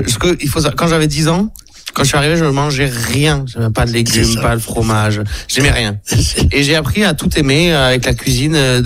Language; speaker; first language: French; native; French